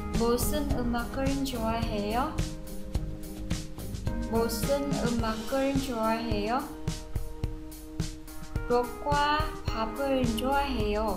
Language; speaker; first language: Korean; non-native, fluent; Vietnamese